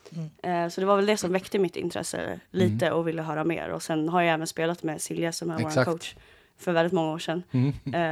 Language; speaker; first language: Swedish; native; Swedish